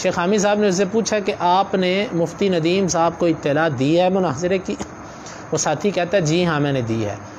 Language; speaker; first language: Urdu; non-native, local second language; Punjabi